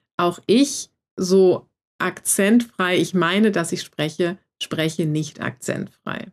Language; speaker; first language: German; native; German